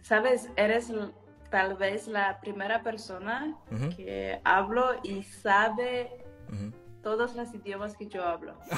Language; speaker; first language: Spanish; non-native, fluent; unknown